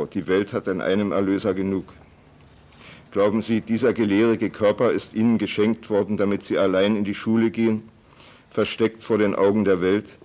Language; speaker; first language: German; native; German